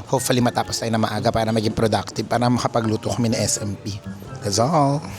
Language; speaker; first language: Filipino; non-native, local second language; Pampanga